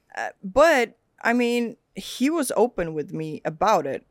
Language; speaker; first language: English; early bilingual, other home language; Swedish